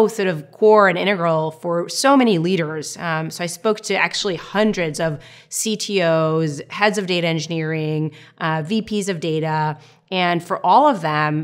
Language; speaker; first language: English; non-native, fluent; Hebrew